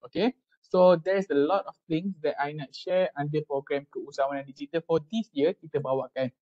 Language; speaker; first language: English; non-native, local second language; Malay